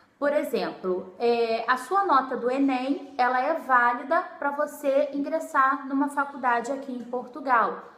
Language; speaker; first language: Portuguese; native; Portuguese